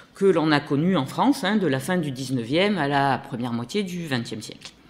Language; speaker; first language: French; native; French